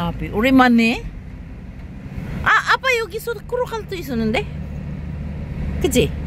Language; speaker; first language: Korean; non-native, learner; Filipino